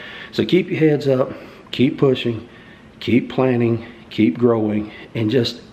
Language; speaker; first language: English; native; English